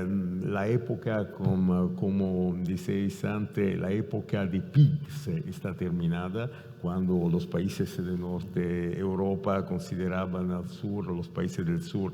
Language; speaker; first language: Spanish; non-native, fluent; Italian